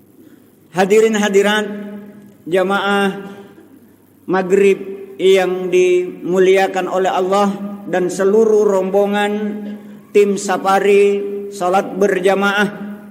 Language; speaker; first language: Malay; non-native, local second language; Buginese